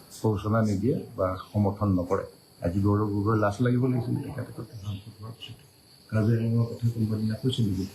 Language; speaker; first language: Assamese; non-native, local second language; Karbi